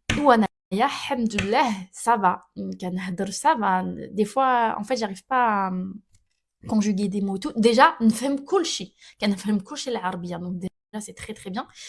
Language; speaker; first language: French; early bilingual, other home language; Arabic